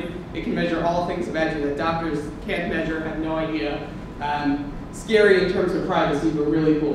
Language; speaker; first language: English; native; English